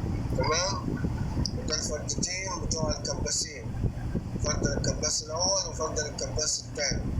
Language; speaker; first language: Arabic; native; Arabic